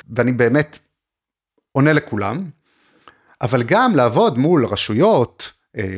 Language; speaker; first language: Hebrew; native; Hebrew